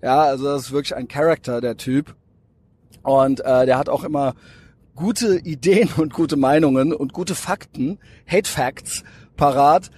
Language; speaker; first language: German; native; German